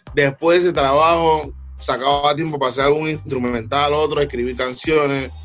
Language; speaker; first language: Spanish; native; Spanish